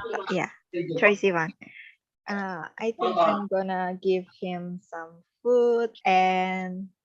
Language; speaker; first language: English; non-native, learner; Indonesian